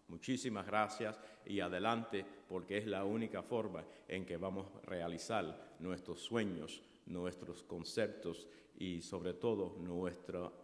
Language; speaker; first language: Spanish; early bilingual, heritage; Spanish